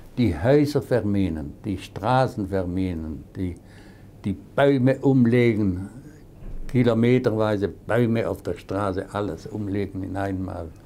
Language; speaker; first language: German; non-native, local second language; Swiss German